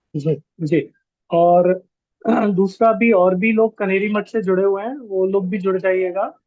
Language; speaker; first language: Hindi; native; Hindi